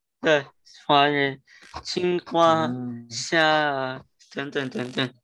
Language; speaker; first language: Chinese; early bilingual, heritage; Chinese